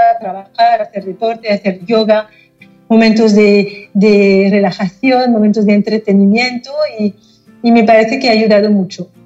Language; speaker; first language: Spanish; non-native, fluent; French